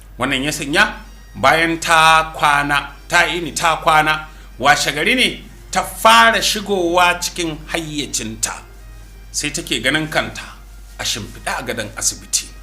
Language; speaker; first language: Hausa; native; Hausa